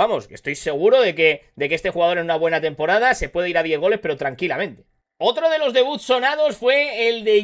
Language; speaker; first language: Spanish; native; Spanish